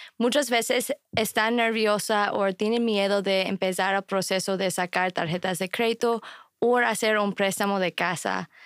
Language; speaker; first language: Spanish; non-native, fluent; English